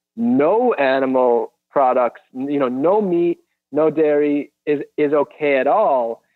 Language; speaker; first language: English; native; English